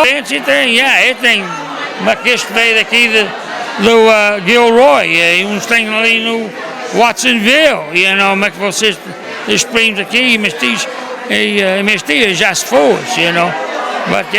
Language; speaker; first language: Portuguese; early bilingual, heritage; Portuguese